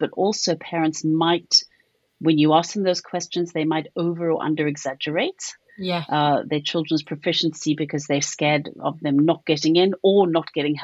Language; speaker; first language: English; native; English